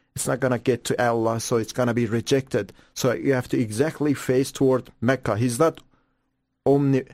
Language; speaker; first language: English; non-native, fluent; Persian